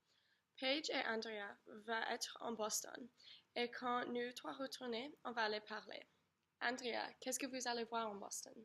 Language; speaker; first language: French; non-native, learner; English